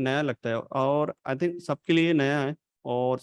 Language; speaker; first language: Hindi; native; Hindi